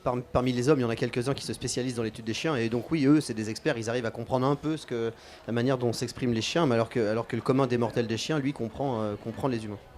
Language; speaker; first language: French; native; French